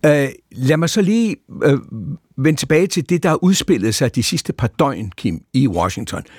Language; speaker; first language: Danish; native; Danish